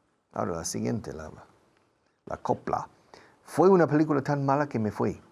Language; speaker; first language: Spanish; non-native, fluent; English